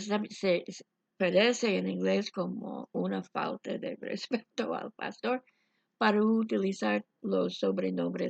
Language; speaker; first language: Spanish; non-native, fluent; English